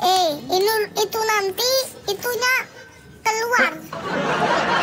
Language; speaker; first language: English; non-native, learner; Indonesian